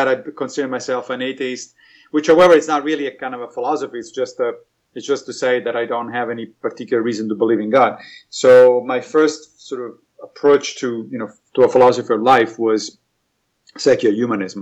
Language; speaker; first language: English; non-native, fluent; Italian